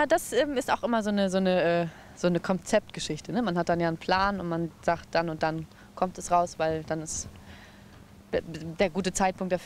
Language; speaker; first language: German; native; German